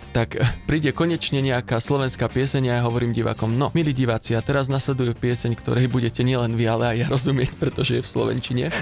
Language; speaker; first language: Slovak; native; Slovak